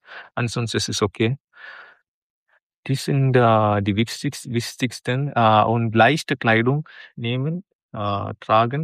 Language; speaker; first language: German; non-native, learner; Malayalam